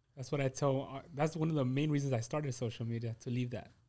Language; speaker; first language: English; early bilingual, other home language; Spanish